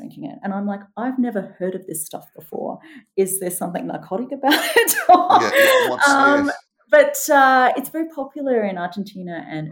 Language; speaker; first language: English; native; English